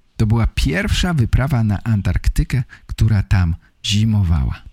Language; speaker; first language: Polish; native; Polish